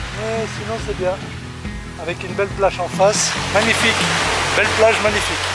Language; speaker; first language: French; native; French